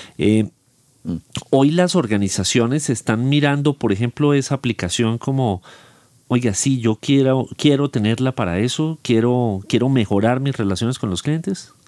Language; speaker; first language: Spanish; native; Spanish